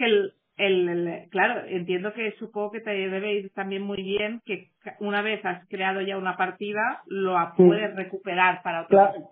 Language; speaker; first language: Spanish; native; Spanish